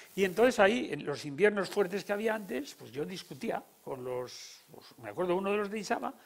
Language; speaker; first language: Spanish; native; Spanish